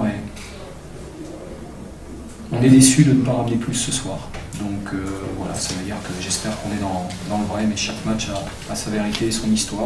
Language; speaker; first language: French; native; French